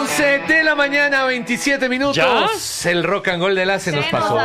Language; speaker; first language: Spanish; native; Spanish